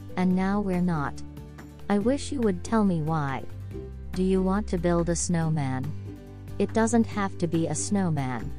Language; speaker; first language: English; non-native, fluent; Thai